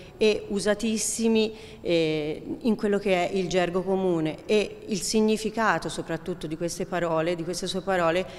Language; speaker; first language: Italian; native; Italian